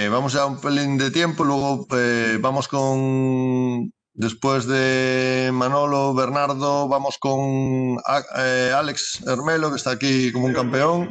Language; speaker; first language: Spanish; native; Spanish